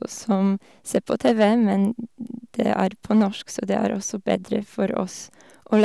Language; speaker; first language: Norwegian; non-native, learner; Polish